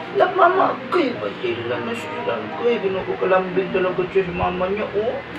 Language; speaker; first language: Filipino; non-native, local second language; Cebuano